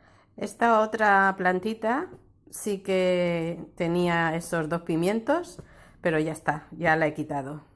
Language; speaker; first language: Spanish; native; Spanish